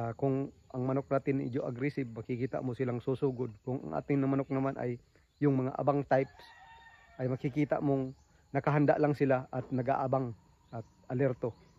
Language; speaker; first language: Filipino; non-native, local second language; Cebuano